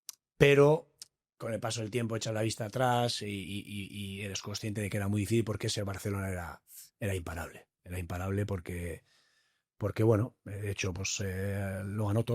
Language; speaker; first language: Spanish; native; Spanish